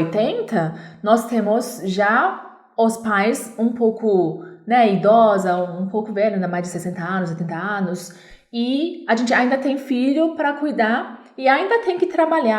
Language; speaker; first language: Portuguese; non-native, learner; Chinese